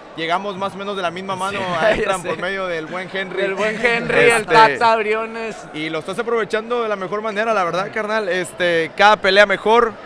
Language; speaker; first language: Spanish; native; Spanish